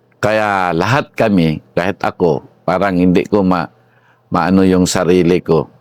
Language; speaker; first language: Filipino; non-native, local second language; Cebuano